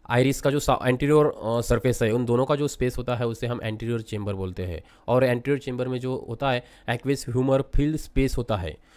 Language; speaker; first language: Hindi; non-native, local second language; Marathi